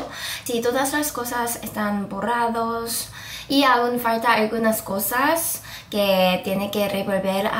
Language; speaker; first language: Spanish; non-native, fluent; Korean